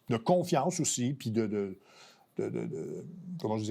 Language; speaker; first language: French; native; French